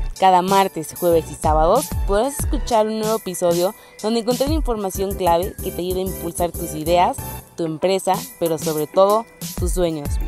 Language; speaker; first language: Spanish; native; Spanish